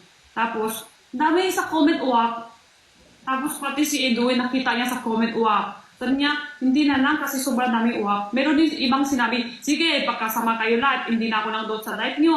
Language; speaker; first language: Filipino; non-native, learner; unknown